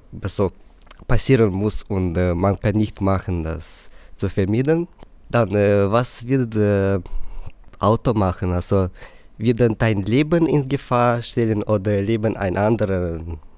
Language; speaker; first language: German; early bilingual, other home language; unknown